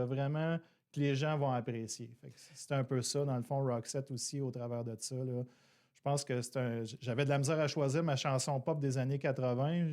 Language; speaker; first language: French; native; French